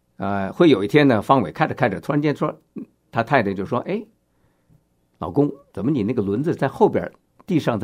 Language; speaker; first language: Chinese; native; Chinese